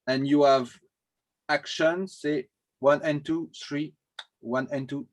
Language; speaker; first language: English; non-native, learner; French